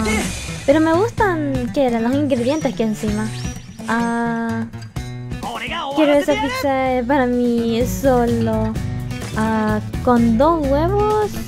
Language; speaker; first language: Spanish; early bilingual, heritage; English